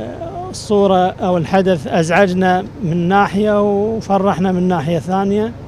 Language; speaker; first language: Arabic; native; Arabic